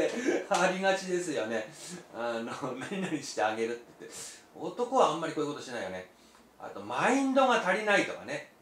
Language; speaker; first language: Japanese; native; Japanese